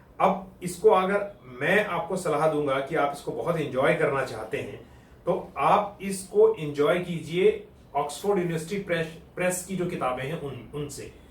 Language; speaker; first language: Hindi; native; Hindi